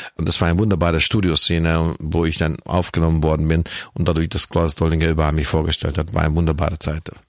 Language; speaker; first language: German; non-native, fluent; Hungarian